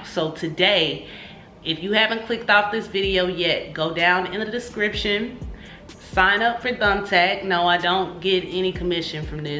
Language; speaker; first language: English; native; English